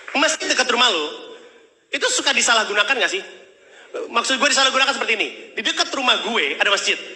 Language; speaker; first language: Indonesian; native; Indonesian